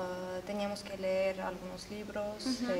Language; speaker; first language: Spanish; non-native, fluent; Armenian